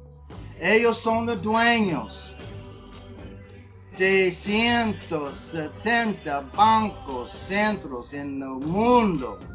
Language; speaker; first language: Spanish; non-native, learner; English